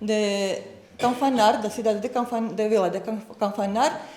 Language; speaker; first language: Portuguese; non-native, fluent; Croatian